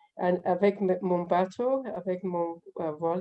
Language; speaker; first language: French; non-native, learner; English